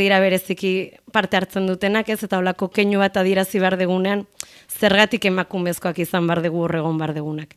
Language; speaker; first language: Basque; native; Basque